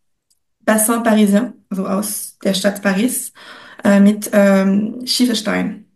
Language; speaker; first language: German; non-native, fluent; French